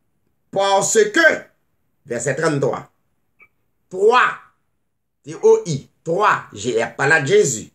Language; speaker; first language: French; non-native, local second language; Haitian Creole